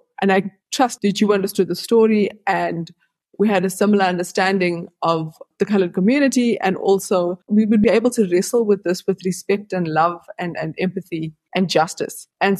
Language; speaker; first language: English; native; English